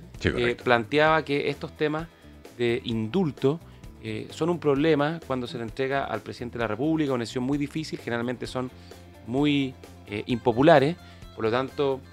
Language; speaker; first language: Spanish; native; Spanish